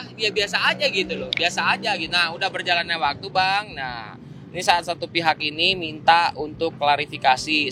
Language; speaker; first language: Indonesian; native; Indonesian